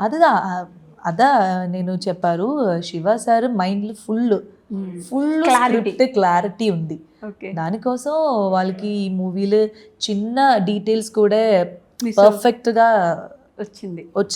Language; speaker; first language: Telugu; non-native, learner; Malayalam